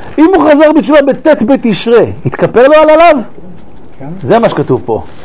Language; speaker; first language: Hebrew; early bilingual, other home language; French